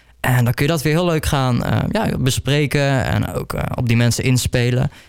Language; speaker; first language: Dutch; native; Dutch